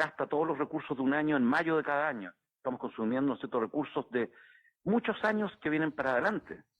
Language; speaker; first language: Spanish; native; Spanish